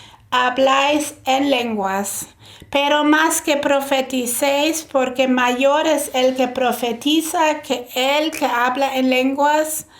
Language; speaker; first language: Spanish; non-native, fluent; German